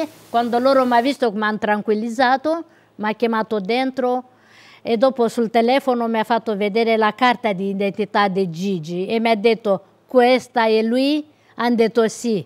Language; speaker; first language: Italian; non-native, local second language; Romanian